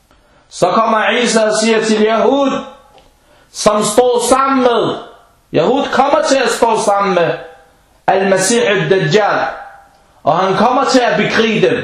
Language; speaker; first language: Danish; non-native, fluent; Arabic